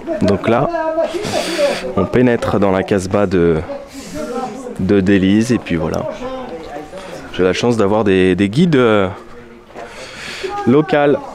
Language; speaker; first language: French; native; French